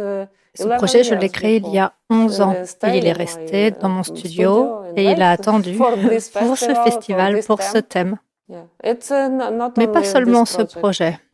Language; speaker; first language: French; non-native, fluent; Ukrainian